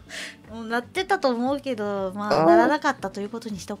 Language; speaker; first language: Japanese; native; Japanese